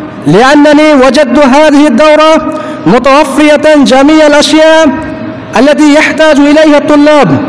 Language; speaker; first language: Arabic; non-native, fluent; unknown